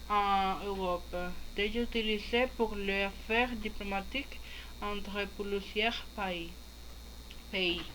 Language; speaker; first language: French; non-native, learner; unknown